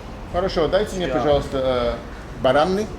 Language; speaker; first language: Russian; non-native, learner; English